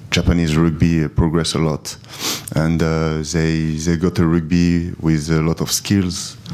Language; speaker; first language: English; non-native, learner; French